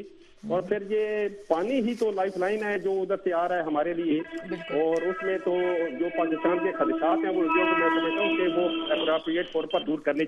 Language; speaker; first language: Urdu; native; Urdu